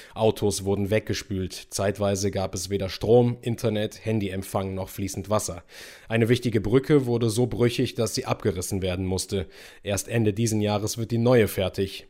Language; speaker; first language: German; native; German